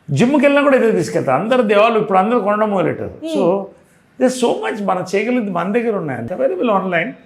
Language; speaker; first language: Telugu; native; Telugu